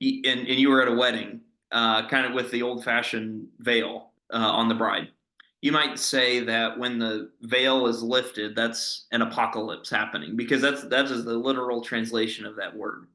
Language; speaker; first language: English; native; English